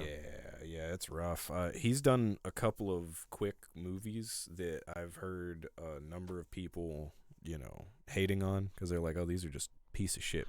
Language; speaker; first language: English; native; English